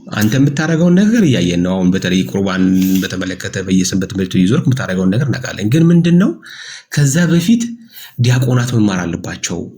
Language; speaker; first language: Amharic; native; Amharic